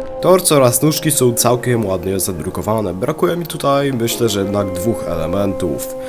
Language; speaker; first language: Polish; native; Polish